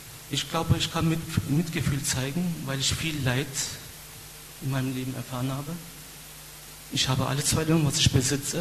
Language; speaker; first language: German; non-native, fluent; Turkish